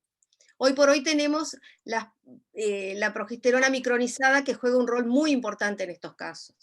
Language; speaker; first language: Spanish; native; Spanish